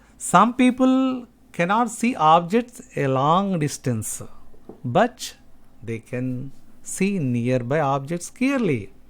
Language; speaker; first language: English; non-native, local second language; Telugu